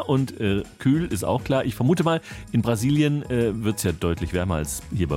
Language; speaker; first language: German; native; German